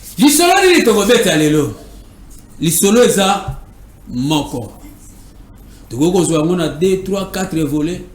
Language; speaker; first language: Lingala; native; Lingala